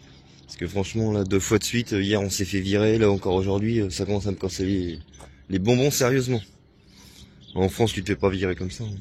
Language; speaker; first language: French; native; French